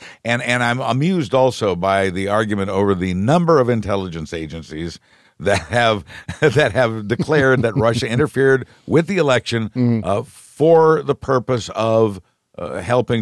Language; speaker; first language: English; native; English